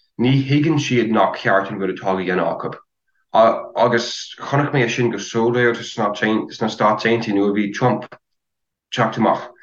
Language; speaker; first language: Irish; non-native, fluent; English